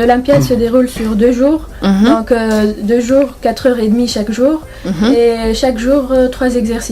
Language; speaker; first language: French; non-native, local second language; Arabic